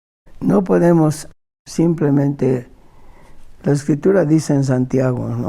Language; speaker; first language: Spanish; native; Spanish